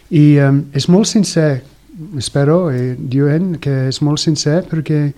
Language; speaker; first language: Catalan; non-native, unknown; English